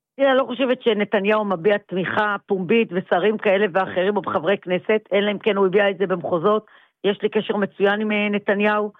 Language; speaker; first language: Hebrew; native; Hebrew